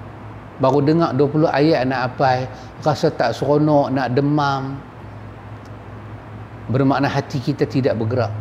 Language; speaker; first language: Malay; native; Malay